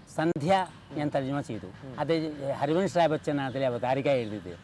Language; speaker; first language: Malayalam; non-native, local second language; Hindi